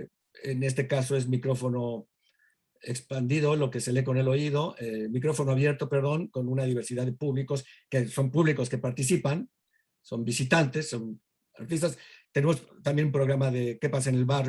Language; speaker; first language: Spanish; native; Spanish